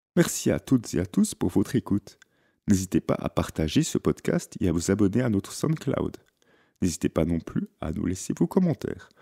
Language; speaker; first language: French; native; French